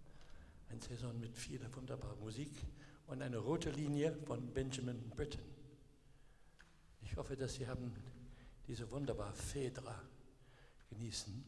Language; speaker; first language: German; non-native, learner; English